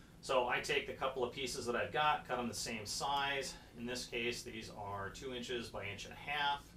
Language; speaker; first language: English; native; English